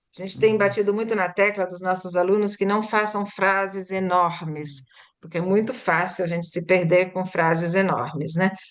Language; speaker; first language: Portuguese; early bilingual, other home language; Italian